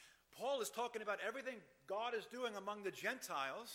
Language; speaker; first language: English; native; English